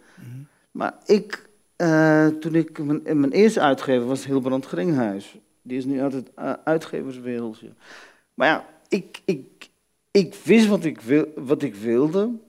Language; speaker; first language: Dutch; early bilingual, other home language; Arabic